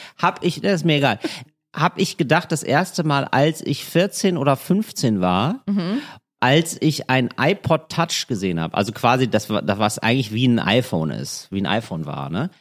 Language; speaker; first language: German; native; German